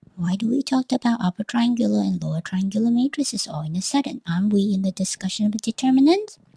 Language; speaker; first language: English; non-native, fluent; Chinese